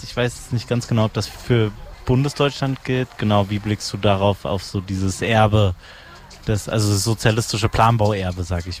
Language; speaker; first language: German; native; German